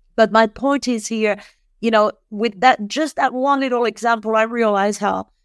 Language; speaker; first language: English; non-native, fluent; French